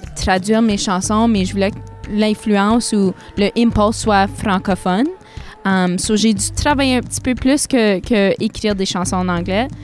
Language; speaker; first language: French; native; French